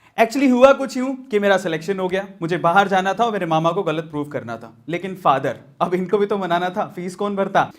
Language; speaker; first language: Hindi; native; Hindi